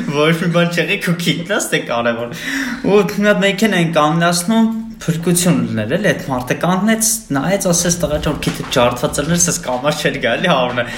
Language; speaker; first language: Armenian; native; Armenian